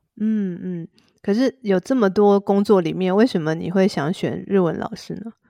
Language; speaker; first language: Chinese; native; Chinese